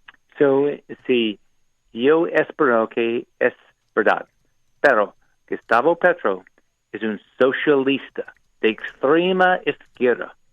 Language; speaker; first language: Spanish; non-native, learner; English